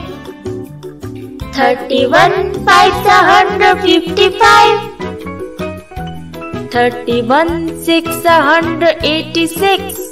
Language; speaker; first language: English; non-native, local second language; Hindi